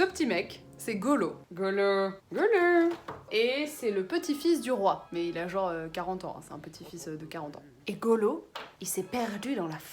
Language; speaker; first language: French; native; French